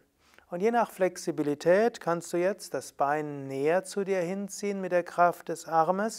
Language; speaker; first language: German; native; German